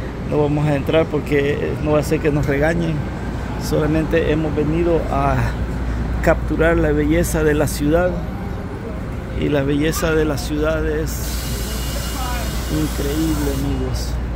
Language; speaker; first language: Spanish; native; Spanish